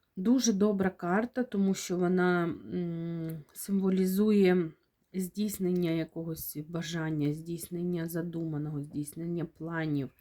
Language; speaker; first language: Ukrainian; non-native, local second language; Russian